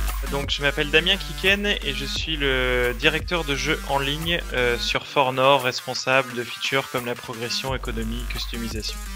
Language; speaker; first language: French; native; French